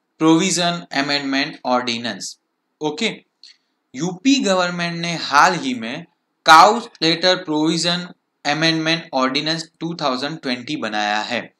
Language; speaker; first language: Hindi; non-native, local second language; Gujarati